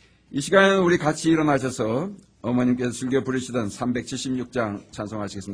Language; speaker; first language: Korean; native; Korean